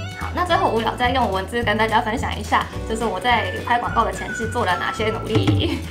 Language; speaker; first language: Chinese; non-native, fluent; Japanese